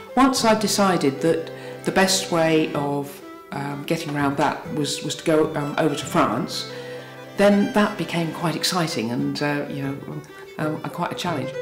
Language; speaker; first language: English; native; English